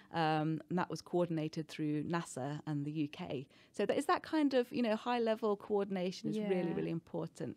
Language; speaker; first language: English; native; English